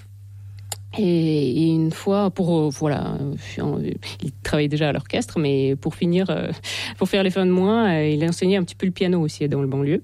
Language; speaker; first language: French; non-native, fluent; Russian